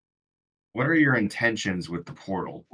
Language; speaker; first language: English; native; English